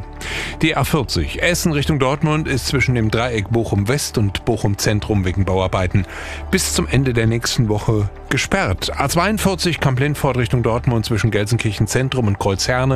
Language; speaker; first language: German; native; German